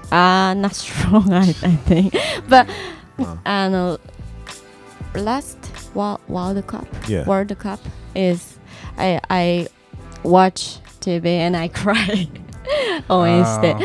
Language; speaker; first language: English; non-native, learner; Japanese